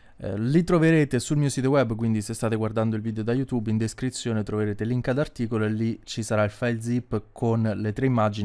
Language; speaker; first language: Italian; native; Italian